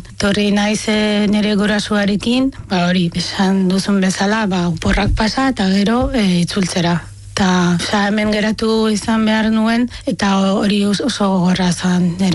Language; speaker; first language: Basque; non-native, fluent; Arabic